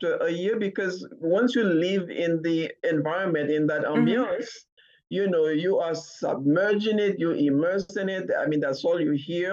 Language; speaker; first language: English; non-native, fluent; Haitian Creole